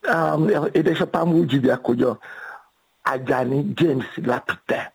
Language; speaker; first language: Hungarian; non-native, fluent; Yoruba